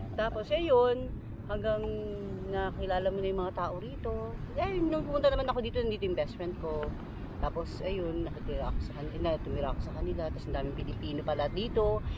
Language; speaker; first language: Filipino; native; Filipino